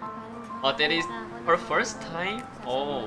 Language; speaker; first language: English; non-native, learner; Korean